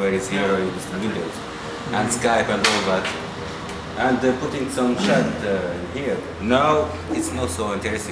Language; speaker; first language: English; non-native, fluent; Arabic